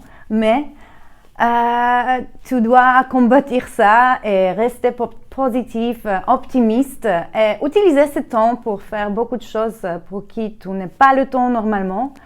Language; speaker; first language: French; non-native, learner; Polish